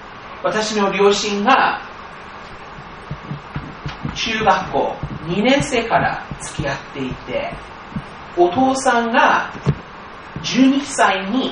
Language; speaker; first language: Japanese; non-native, fluent; English